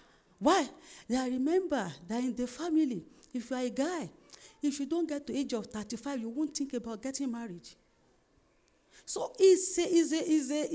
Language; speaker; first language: English; non-native, local second language; Yoruba